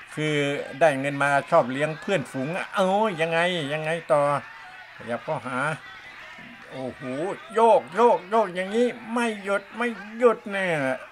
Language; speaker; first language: Thai; native; Thai